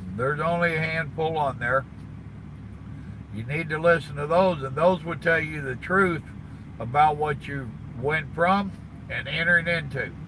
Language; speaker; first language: English; native; English